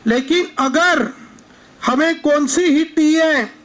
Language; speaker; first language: Hindi; non-native, local second language; Marathi